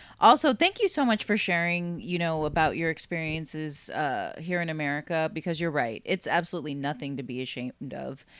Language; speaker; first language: English; native; English